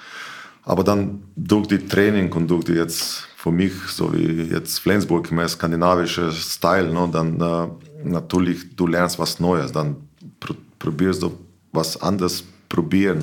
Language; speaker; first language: German; non-native, learner; Slovenian